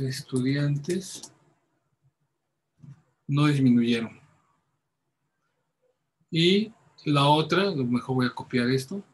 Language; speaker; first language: Spanish; native; Spanish